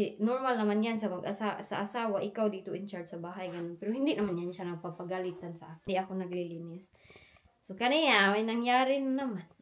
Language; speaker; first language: Filipino; non-native, local second language; Cebuano